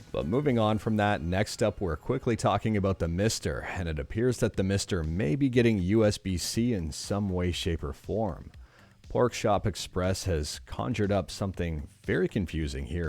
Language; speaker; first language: English; native; English